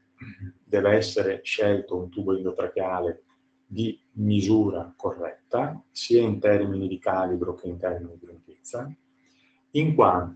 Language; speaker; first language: Italian; native; Italian